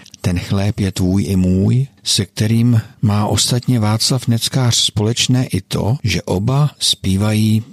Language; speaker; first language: Czech; native; Czech